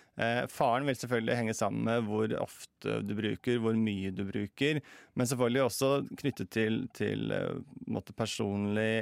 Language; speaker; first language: Norwegian; native; Norwegian